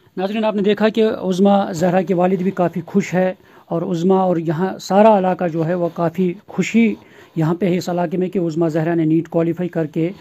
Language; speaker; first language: Hindi; non-native, local second language; Kashmiri